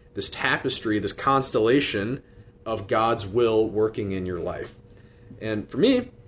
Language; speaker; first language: English; native; English